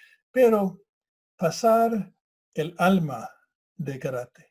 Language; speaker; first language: Spanish; non-native, fluent; English